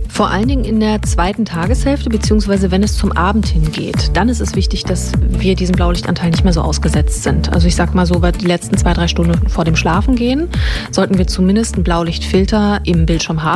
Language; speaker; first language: German; native; German